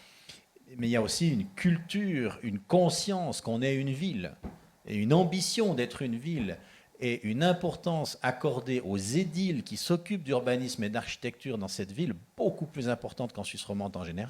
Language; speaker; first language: French; native; French